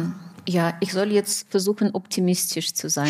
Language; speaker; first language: German; non-native, fluent; Russian